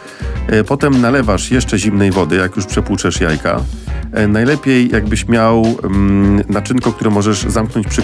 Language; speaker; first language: Polish; native; Polish